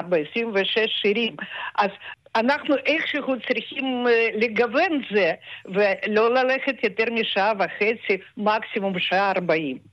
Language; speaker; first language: Hebrew; non-native, fluent; Russian